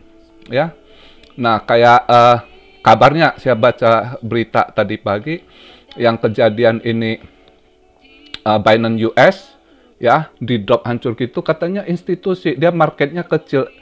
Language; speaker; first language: Indonesian; native; Indonesian